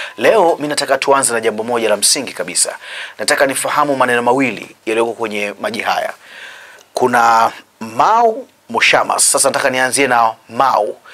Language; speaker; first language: Swahili; native; Swahili